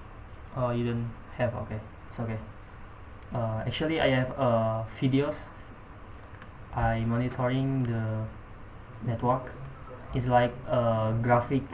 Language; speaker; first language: English; non-native, learner; Indonesian